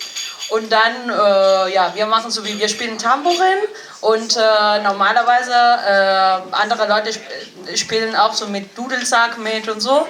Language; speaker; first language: German; non-native, fluent; Galician